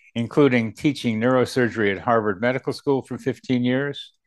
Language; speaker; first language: English; native; English